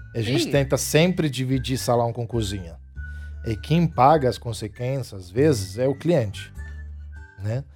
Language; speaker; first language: Portuguese; non-native, fluent; Italian